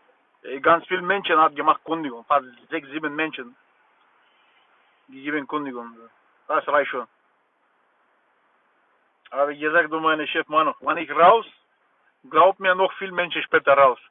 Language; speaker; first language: German; non-native, learner; Bulgarian